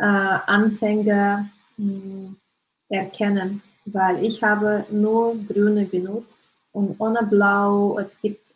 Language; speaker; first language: German; non-native, learner; Russian